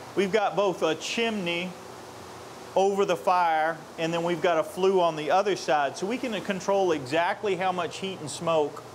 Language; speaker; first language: English; native; English